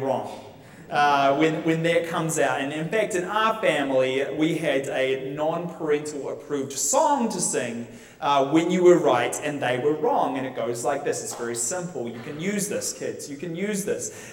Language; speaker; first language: English; native; English